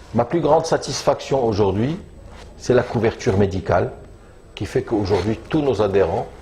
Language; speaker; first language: French; non-native, local second language; Arabic